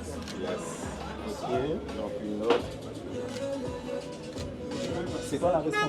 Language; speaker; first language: French; native; French